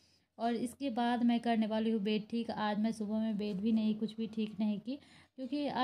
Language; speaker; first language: Hindi; native; Hindi